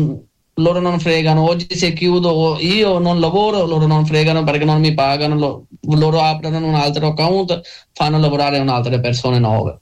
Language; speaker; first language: Italian; non-native, learner; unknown